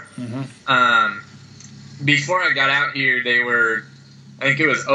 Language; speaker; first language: English; native; English